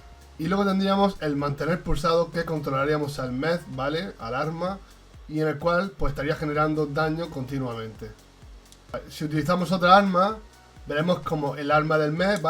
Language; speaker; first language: Spanish; native; Spanish